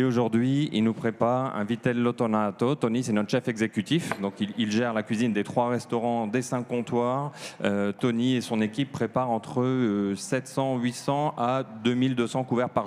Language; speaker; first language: French; native; French